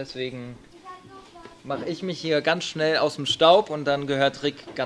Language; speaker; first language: German; native; German